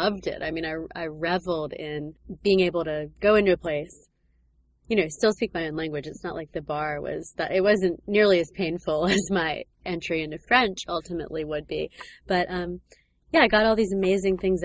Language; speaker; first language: English; native; English